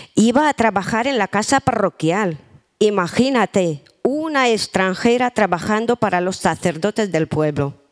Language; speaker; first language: Spanish; non-native, fluent; Romanian